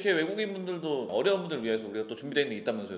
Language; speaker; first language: Korean; native; Korean